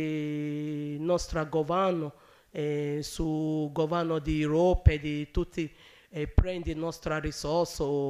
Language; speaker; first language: Italian; non-native, learner; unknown